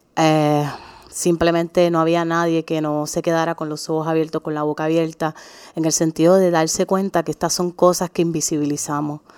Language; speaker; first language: Spanish; native; Spanish